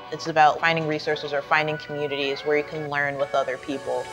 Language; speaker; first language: English; native; English